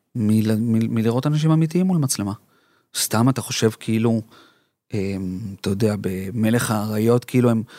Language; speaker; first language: Hebrew; early bilingual, other home language; Spanish